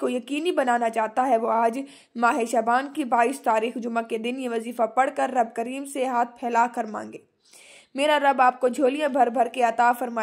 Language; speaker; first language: Urdu; native; Urdu